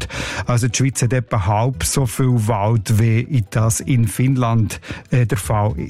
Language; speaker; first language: German; native; German